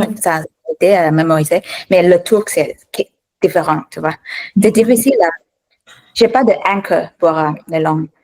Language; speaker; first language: French; non-native, fluent; Thai